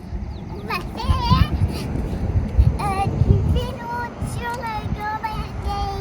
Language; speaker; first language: French; early bilingual, heritage; French